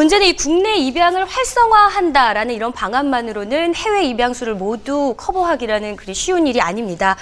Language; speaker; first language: Korean; native; Korean